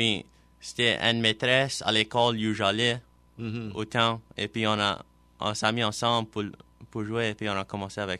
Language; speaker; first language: French; non-native, local second language; English